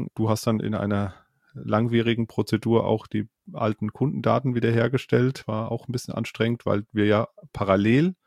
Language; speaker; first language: German; native; German